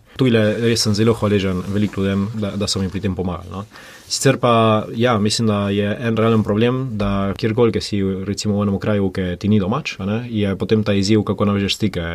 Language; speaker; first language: Slovenian; early bilingual, heritage; Slovenian